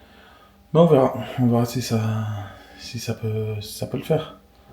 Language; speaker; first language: French; native; French